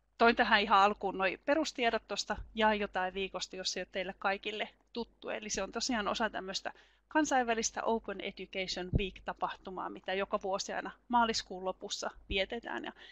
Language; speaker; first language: Finnish; native; Finnish